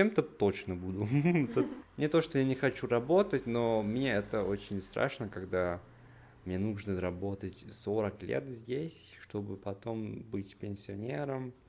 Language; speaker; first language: Russian; non-native, learner; Hungarian